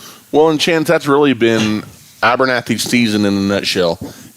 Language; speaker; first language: English; native; English